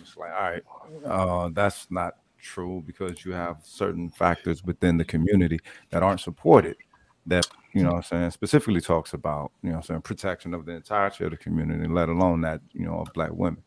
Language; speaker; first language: English; native; English